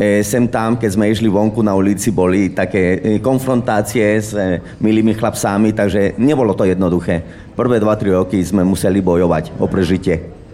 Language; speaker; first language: Slovak; non-native, fluent; Spanish